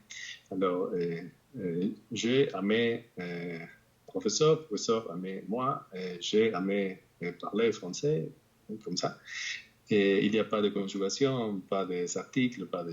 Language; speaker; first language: French; non-native, fluent; Spanish